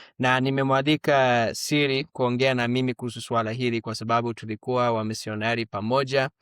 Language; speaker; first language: Swahili; non-native, fluent; English